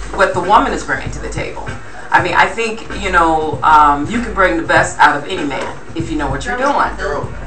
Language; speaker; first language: English; native; English